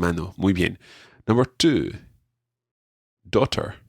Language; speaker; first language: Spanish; non-native, fluent; English